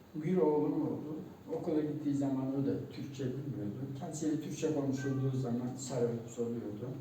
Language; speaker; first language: Turkish; non-native, local second language; Kurdish